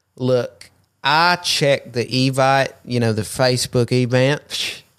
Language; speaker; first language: English; native; English